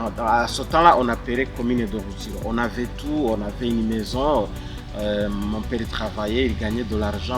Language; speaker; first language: French; non-native, local second language; Kinyarwanda